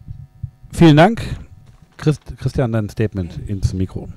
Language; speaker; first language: German; native; German